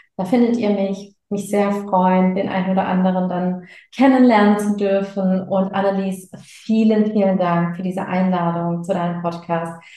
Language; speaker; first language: German; early bilingual, other home language; Tamil